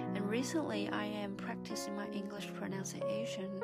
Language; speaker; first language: English; non-native, fluent; Chinese